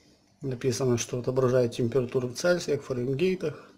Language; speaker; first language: Russian; native; Russian